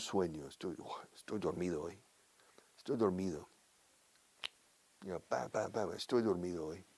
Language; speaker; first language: Spanish; non-native, fluent; English